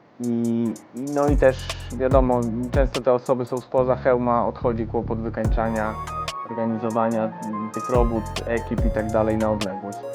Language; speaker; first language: Polish; native; Polish